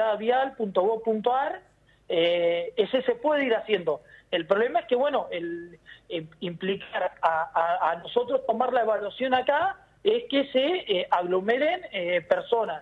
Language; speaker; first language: Spanish; native; Spanish